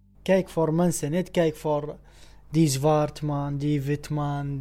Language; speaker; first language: Dutch; non-native, learner; Arabic